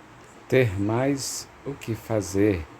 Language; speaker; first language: Portuguese; native; Portuguese